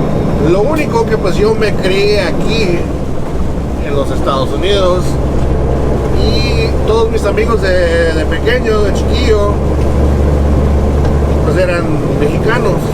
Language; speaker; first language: Spanish; early bilingual, heritage; Spanish